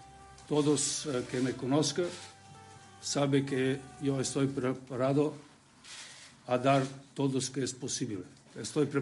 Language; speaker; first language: Spanish; non-native, learner; Serbian